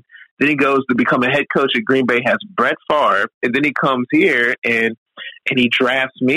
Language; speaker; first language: English; native; English